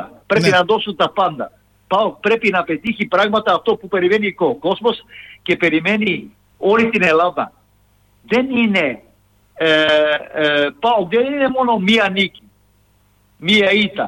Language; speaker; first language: Greek; non-native, fluent; Serbian